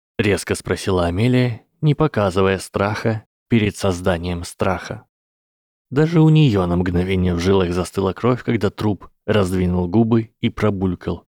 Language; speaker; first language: Russian; native; Russian